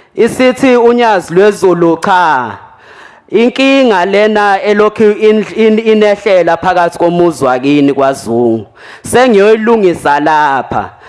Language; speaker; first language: Zulu; native; Zulu